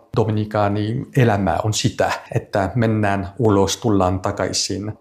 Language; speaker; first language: Finnish; non-native, fluent; French